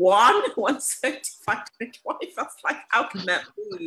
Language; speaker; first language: English; non-native, local second language; Shona